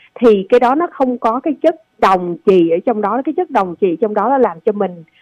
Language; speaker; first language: Vietnamese; native; Vietnamese